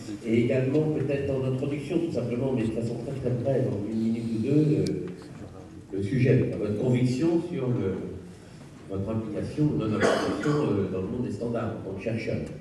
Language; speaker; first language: French; native; French